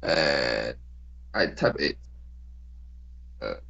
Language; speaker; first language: English; non-native, learner; Chinese